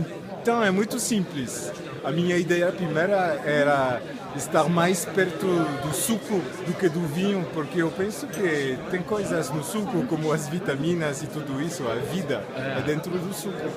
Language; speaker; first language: Portuguese; non-native, fluent; French